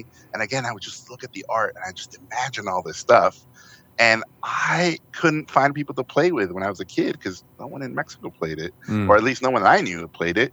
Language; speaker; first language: English; non-native, fluent; Spanish